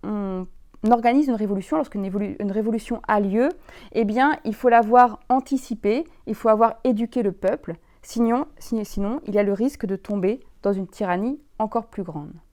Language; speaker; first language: French; native; French